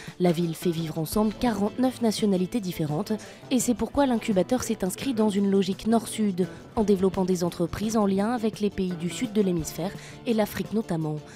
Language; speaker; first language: French; native; French